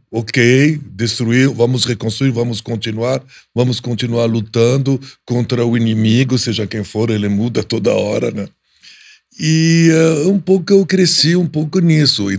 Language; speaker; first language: Portuguese; non-native, fluent; Arabic